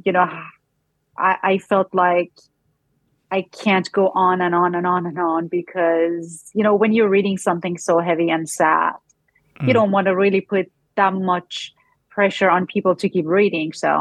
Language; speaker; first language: English; non-native, fluent; Persian